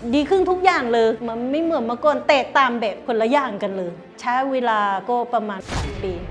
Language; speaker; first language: Thai; non-native, fluent; Burmese